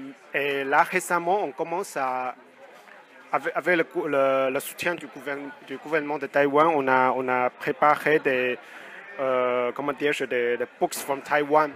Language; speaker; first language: French; non-native, fluent; Chinese